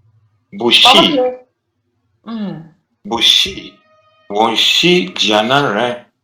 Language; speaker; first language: Chinese; non-native, learner; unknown